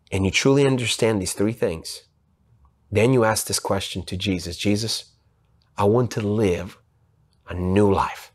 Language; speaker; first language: English; non-native, fluent; Ukrainian